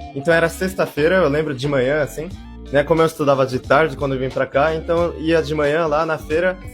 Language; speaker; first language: Portuguese; early bilingual, other home language; Japanese